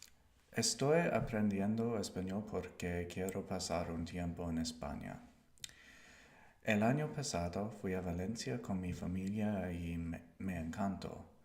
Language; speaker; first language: Spanish; non-native, learner; English